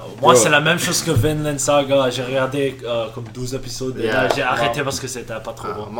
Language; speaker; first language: French; non-native, local second language; English